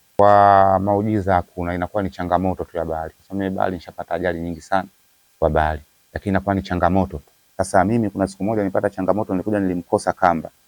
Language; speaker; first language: Swahili; native; Swahili